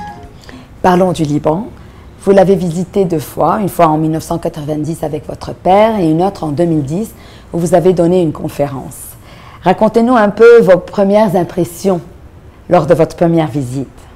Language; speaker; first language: French; non-native, local second language; Arabic